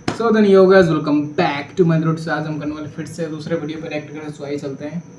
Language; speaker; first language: Hindi; native; Hindi